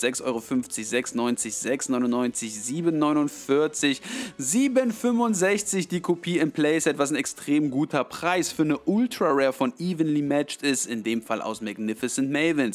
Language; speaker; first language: German; native; German